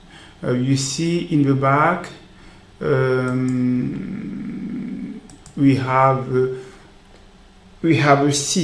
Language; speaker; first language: English; non-native, learner; French